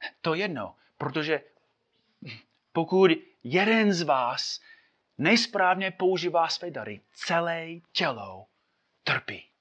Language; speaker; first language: Czech; non-native, fluent; English